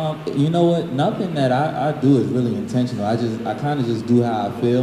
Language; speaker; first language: English; native; English